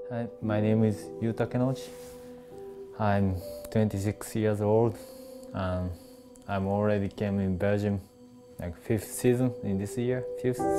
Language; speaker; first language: English; non-native, learner; Japanese